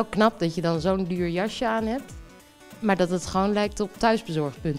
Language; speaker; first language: Dutch; native; Dutch